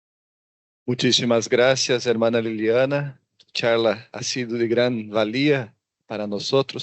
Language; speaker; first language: Spanish; non-native, fluent; Portuguese